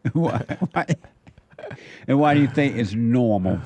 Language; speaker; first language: English; native; English